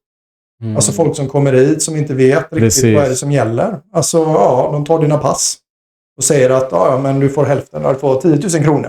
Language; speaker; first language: Swedish; native; Swedish